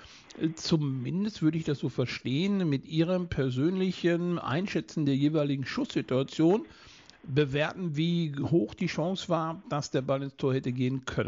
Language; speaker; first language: German; native; German